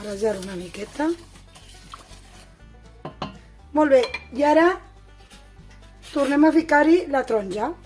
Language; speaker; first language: Catalan; native; Catalan